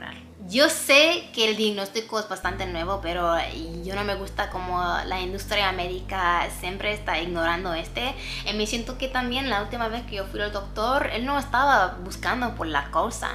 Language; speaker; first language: Spanish; non-native, fluent; English